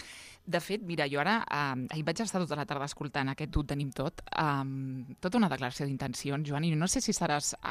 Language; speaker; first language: Catalan; native; Catalan